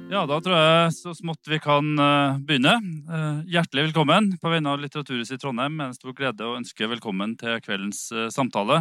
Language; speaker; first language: Norwegian; native; Norwegian